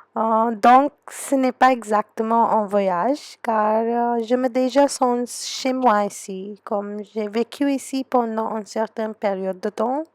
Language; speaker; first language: French; non-native, fluent; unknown